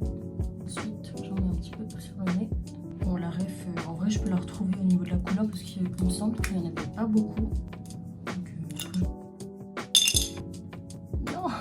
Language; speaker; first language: French; native; French